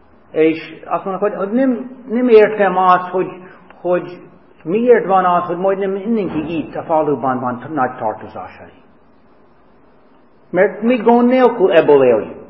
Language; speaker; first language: Hungarian; non-native, fluent; English